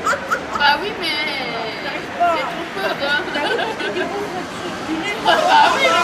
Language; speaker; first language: French; non-native, fluent; Spanish